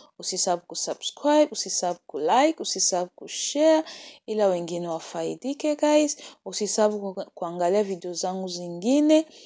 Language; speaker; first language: Swahili; native; Swahili